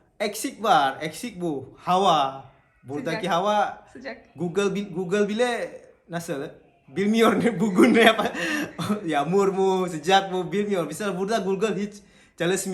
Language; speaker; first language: Turkish; non-native, learner; Indonesian